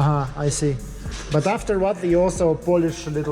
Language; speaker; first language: English; non-native, learner; Russian